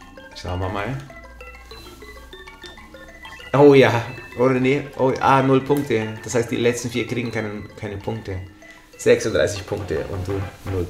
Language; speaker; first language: German; native; German